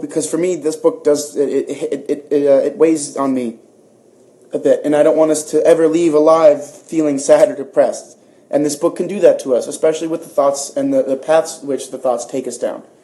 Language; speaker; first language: English; early bilingual, other home language; Spanish